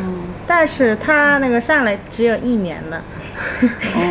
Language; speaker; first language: Chinese; non-native, fluent; Korean